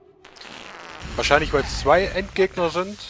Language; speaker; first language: German; native; German